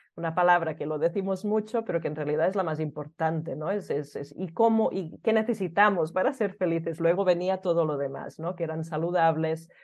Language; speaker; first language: Spanish; early bilingual, other home language; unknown